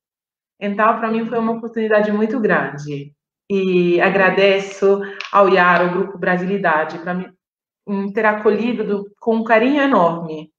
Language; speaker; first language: Portuguese; non-native, fluent; Italian